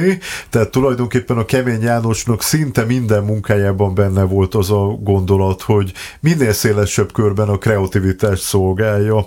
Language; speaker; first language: Hungarian; native; Hungarian